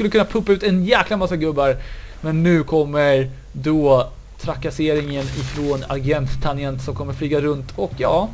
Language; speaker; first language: Swedish; native; Swedish